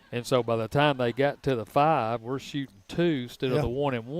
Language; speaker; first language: English; native; English